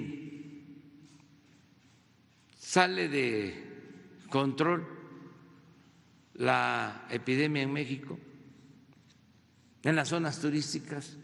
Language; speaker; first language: Spanish; native; Spanish